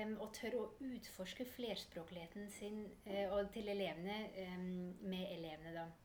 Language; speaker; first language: Norwegian; non-native, fluent; Dutch